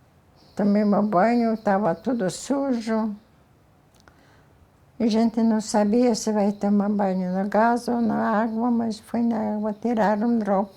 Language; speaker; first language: Portuguese; early bilingual, other home language; Ukrainian